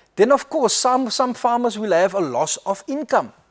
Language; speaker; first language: English; non-native, local second language; Afrikaans